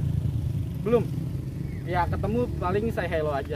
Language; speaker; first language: Indonesian; native; Indonesian